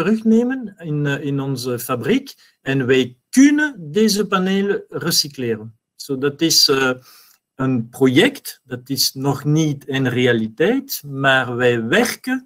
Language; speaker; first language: Dutch; non-native, learner; French